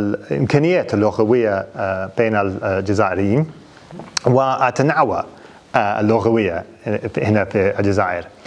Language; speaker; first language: Arabic; non-native, fluent; English